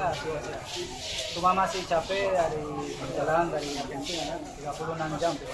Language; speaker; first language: Indonesian; non-native, learner; Spanish